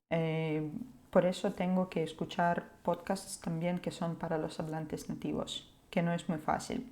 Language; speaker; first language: Spanish; non-native, fluent; Ukrainian